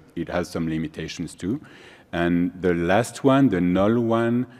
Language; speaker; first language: English; non-native, fluent; French